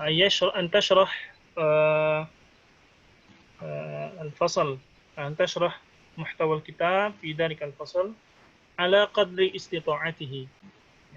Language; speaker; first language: Arabic; non-native, fluent; Indonesian